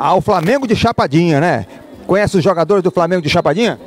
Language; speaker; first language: Portuguese; native; Portuguese